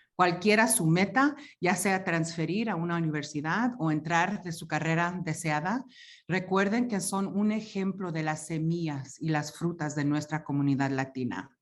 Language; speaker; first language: Spanish; early bilingual, heritage; Spanish